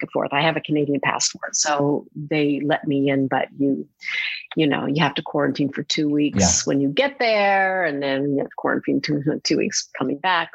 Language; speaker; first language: English; native; English